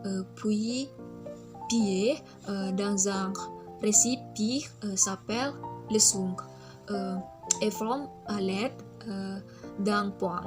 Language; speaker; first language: French; non-native, learner; Indonesian